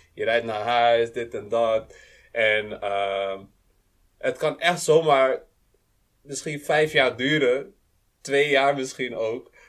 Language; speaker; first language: Dutch; early bilingual, other home language; Kinyarwanda